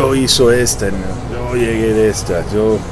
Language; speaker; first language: Spanish; early bilingual, heritage; English